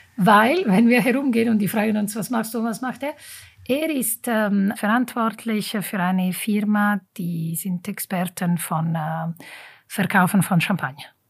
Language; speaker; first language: German; non-native, fluent; Italian